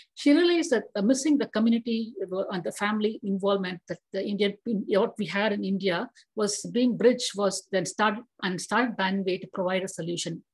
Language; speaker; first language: English; non-native, local second language; Tamil